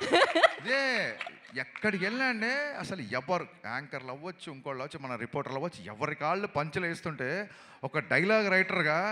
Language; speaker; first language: Telugu; native; Telugu